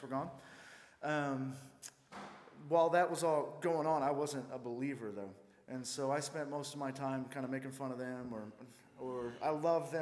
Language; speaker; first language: English; native; English